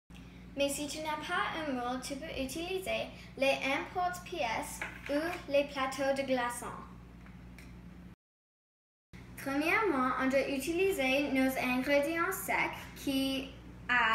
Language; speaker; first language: French; non-native, learner; English